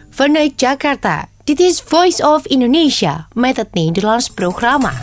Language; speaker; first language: Dutch; non-native, learner; Indonesian